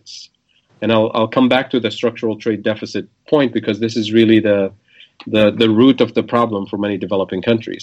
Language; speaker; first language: English; non-native, fluent; Arabic